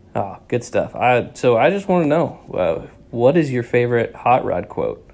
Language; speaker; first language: English; native; English